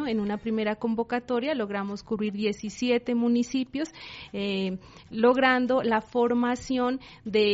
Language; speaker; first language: Spanish; native; Spanish